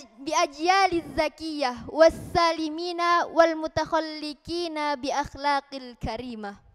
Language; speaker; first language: Arabic; non-native, learner; Indonesian